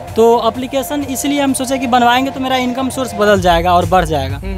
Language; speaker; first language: Hindi; native; Hindi